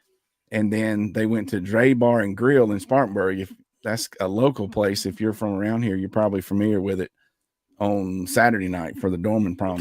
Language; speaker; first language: English; native; English